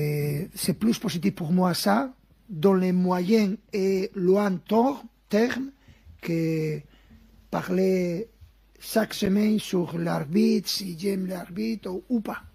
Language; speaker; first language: French; non-native, fluent; Spanish